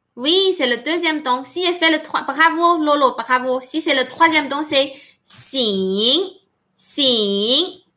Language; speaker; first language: French; non-native, fluent; Chinese